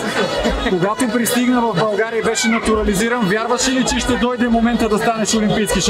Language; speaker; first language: Bulgarian; native; Bulgarian